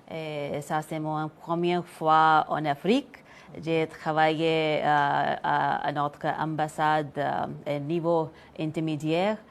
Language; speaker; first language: French; non-native, learner; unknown